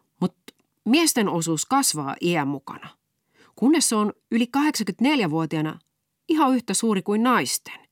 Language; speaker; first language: Finnish; native; Finnish